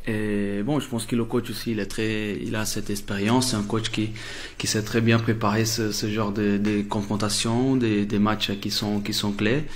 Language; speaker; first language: French; non-native, fluent; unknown